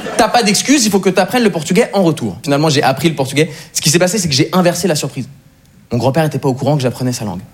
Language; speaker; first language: French; native; French